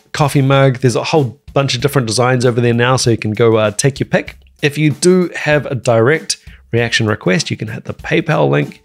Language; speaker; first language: English; native; English